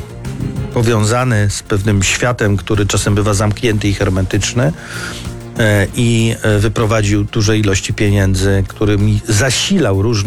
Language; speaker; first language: Polish; native; Polish